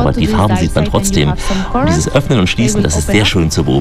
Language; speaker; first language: German; native; German